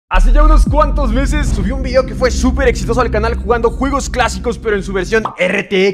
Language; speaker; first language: Spanish; native; Spanish